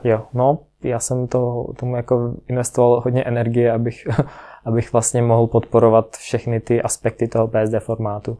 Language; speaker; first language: Czech; non-native, fluent; Ukrainian